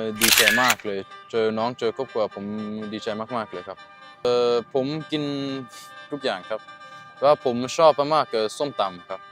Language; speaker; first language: Thai; early bilingual, heritage; Norwegian